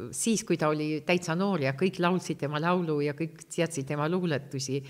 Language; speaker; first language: Estonian; non-native, local second language; Russian